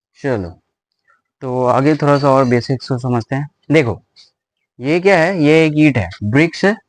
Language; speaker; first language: Hindi; native; Hindi